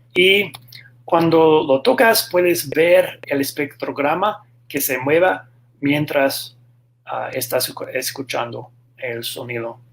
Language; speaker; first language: Spanish; non-native, fluent; English